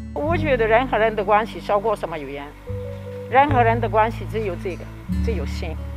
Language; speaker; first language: Chinese; non-native, fluent; Italian